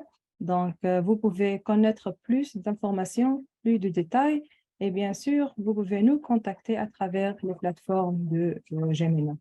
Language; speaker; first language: French; non-native, local second language; Arabic